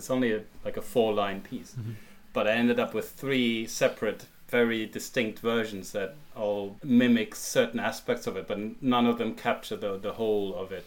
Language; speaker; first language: English; non-native, fluent; German